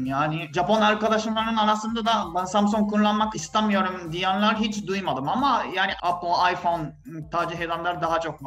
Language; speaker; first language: Turkish; non-native, fluent; Japanese